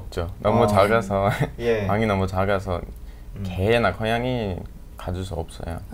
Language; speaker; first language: Korean; non-native, fluent; English